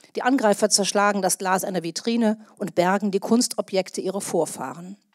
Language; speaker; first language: German; native; German